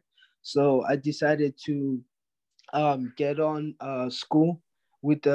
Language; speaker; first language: English; non-native, local second language; Zulu